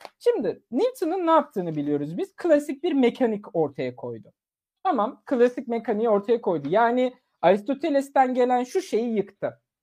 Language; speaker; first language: Turkish; early bilingual, other home language; German